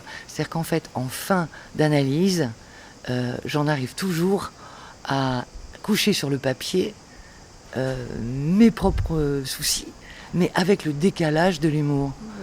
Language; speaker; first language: French; native; French